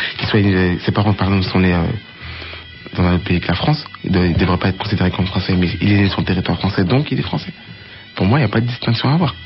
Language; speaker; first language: French; early bilingual, other home language; Arabic